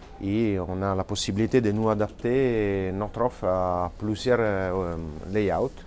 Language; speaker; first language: French; non-native, fluent; Italian